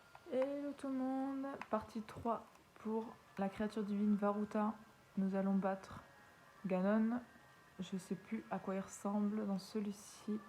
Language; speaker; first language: French; native; French